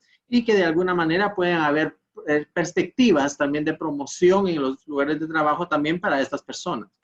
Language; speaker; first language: Spanish; native; Spanish